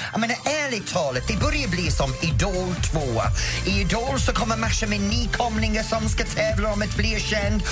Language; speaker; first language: Swedish; non-native, fluent; English